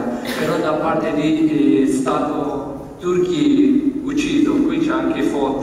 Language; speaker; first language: Italian; non-native, learner; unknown